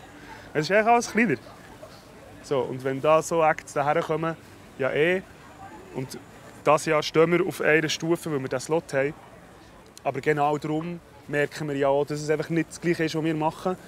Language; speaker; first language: German; native; German